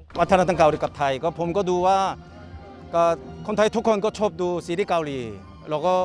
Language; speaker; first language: Thai; non-native, learner; Korean